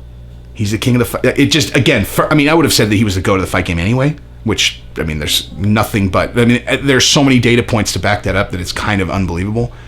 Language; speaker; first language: English; native; English